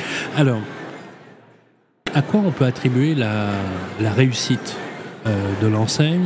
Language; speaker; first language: French; native; French